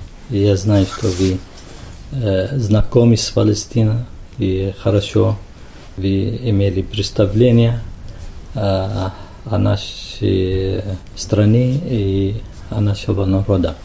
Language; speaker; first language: Russian; non-native, fluent; Arabic